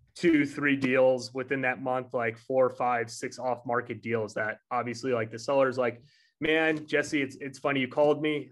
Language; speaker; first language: English; native; English